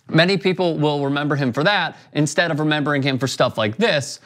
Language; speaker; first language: English; native; English